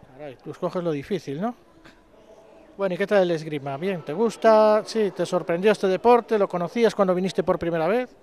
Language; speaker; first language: Spanish; native; Spanish